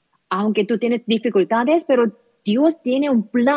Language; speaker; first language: Spanish; non-native, learner; Korean